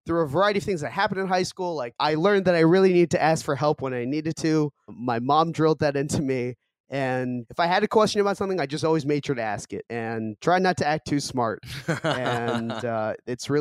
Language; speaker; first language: English; early bilingual, other home language; Korean